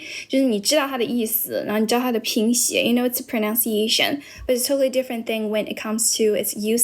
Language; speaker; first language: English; non-native, fluent; Chinese